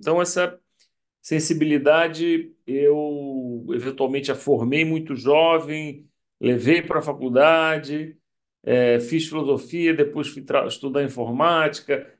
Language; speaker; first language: Portuguese; native; Portuguese